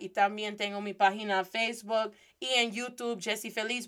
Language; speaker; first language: Spanish; non-native, fluent; English